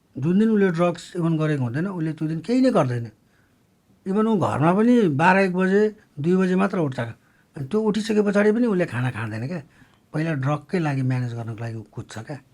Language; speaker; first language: Nepali; native; Nepali